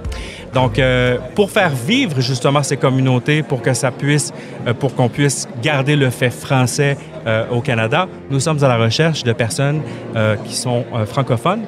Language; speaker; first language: French; native; French